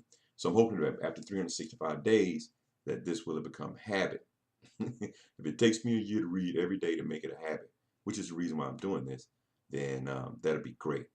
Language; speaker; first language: English; native; English